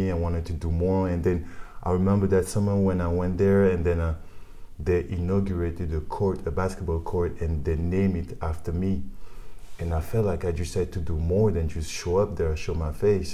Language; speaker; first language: English; non-native, fluent; French